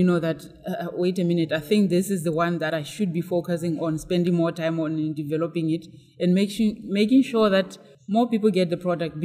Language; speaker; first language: English; non-native, local second language; Tswana